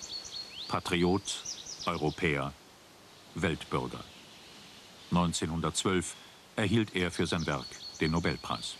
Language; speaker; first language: German; native; German